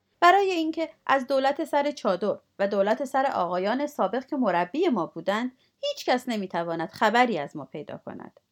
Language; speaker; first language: Persian; native; Persian